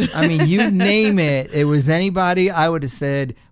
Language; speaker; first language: English; early bilingual, other home language; Spanish